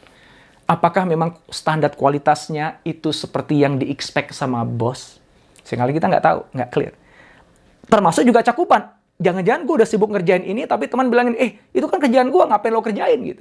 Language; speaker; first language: Indonesian; native; Indonesian